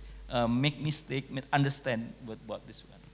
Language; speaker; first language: English; non-native, local second language; Indonesian